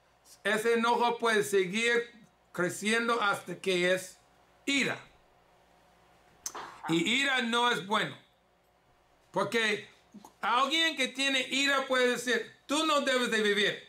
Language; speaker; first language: Spanish; early bilingual, heritage; English